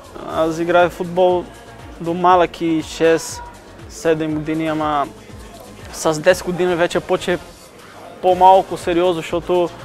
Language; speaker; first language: Bulgarian; non-native, learner; Portuguese